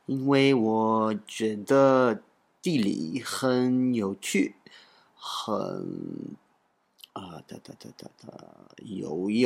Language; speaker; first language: Chinese; non-native, learner; English